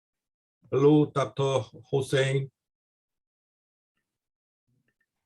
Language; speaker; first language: English; non-native, fluent; Korean